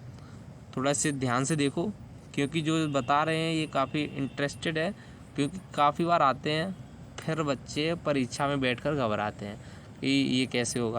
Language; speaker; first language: Hindi; native; Hindi